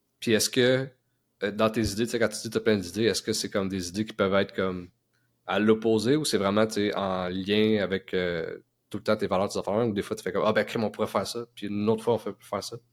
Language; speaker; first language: French; native; French